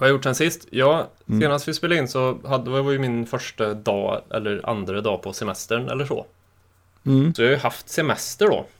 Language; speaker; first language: Swedish; native; Swedish